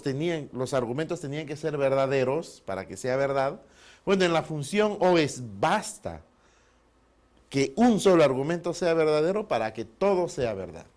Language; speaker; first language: Spanish; native; Spanish